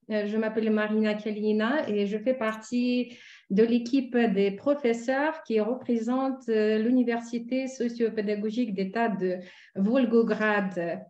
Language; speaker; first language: French; non-native, fluent; Russian